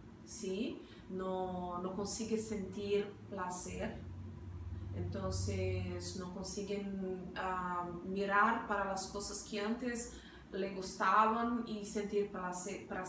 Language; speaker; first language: Spanish; non-native, fluent; Portuguese